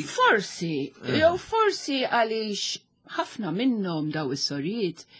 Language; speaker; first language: Maltese; non-native, local second language; English